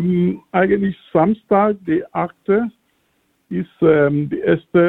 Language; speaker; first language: German; non-native, fluent; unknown